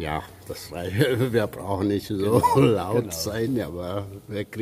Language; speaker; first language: German; non-native, learner; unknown